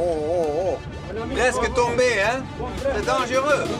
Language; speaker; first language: French; non-native, learner; Dutch